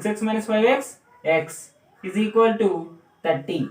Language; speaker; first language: English; non-native, local second language; Telugu